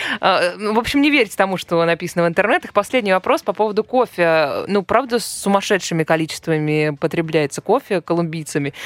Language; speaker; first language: Russian; native; Russian